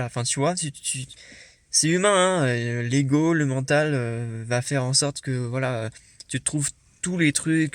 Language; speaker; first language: French; native; French